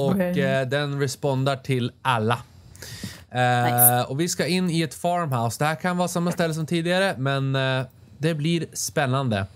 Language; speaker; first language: Swedish; native; Swedish